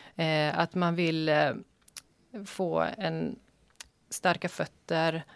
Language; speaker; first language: Swedish; native; Swedish